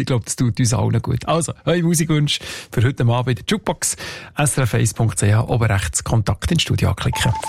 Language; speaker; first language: German; native; German